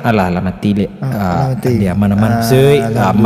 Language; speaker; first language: Indonesian; non-native, local second language; Minangkabau